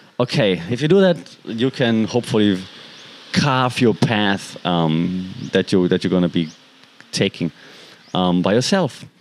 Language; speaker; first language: English; non-native, fluent; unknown